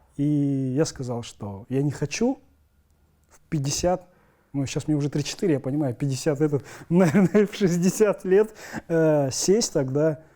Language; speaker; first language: Russian; native; Russian